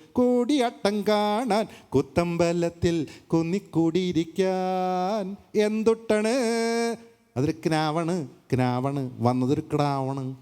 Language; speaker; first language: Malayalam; native; Malayalam